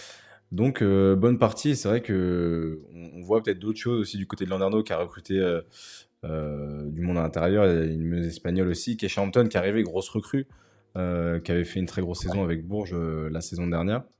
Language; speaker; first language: French; native; French